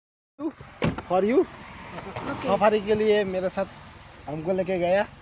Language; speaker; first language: Hindi; non-native, local second language; Bangla